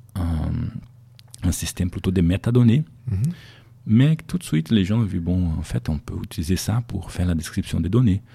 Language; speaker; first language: French; non-native, fluent; Portuguese